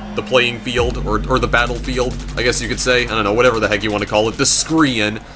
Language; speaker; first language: English; native; English